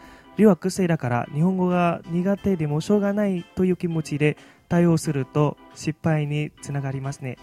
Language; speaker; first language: Japanese; non-native, fluent; Vietnamese